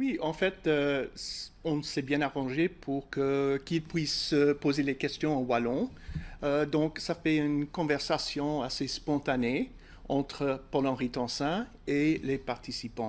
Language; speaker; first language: French; non-native, fluent; English